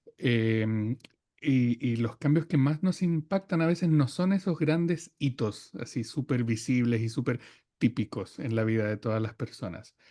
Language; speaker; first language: Spanish; native; Spanish